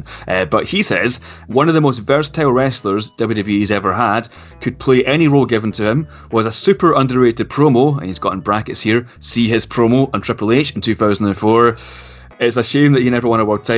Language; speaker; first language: English; native; English